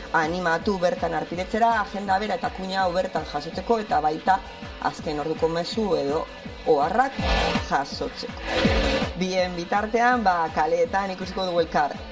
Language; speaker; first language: Basque; native; Basque